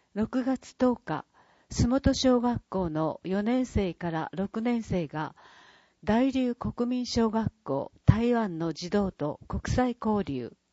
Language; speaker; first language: Japanese; native; Japanese